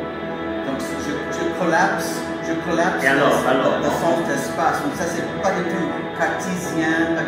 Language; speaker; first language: French; non-native, fluent; English